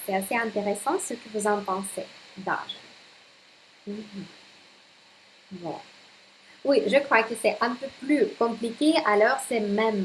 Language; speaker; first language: French; non-native, fluent; Russian